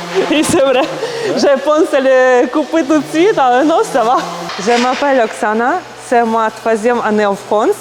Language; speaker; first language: French; non-native, learner; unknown